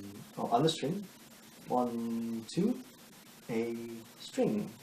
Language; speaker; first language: English; native; English